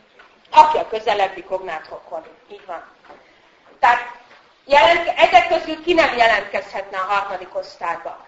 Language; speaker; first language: Hungarian; native; Hungarian